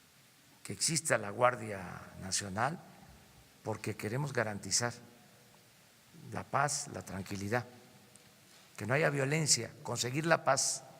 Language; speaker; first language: Spanish; native; Spanish